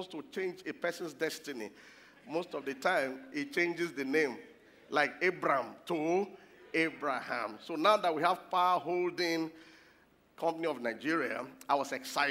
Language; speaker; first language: English; non-native, local second language; Yoruba